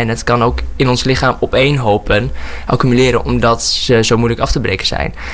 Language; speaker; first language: Dutch; early bilingual, other home language; Burmese